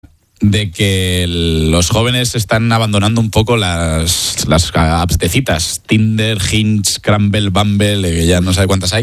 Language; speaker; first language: Spanish; native; Spanish